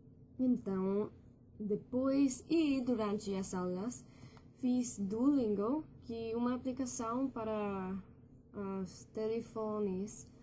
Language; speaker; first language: Portuguese; non-native, learner; English